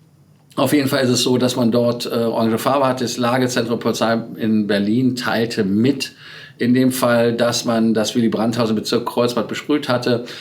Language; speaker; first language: German; native; German